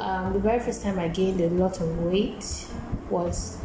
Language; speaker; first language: English; non-native, local second language; Yoruba